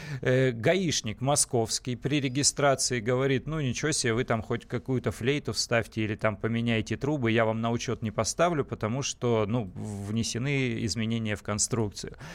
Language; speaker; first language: Russian; native; Russian